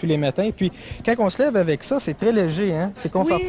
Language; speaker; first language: French; native; French